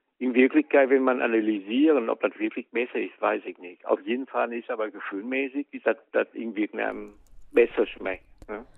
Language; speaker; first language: German; non-native, fluent; Vietnamese